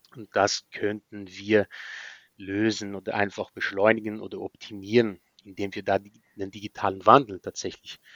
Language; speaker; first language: German; non-native, fluent; Portuguese